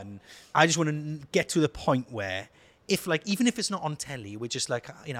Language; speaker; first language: English; native; English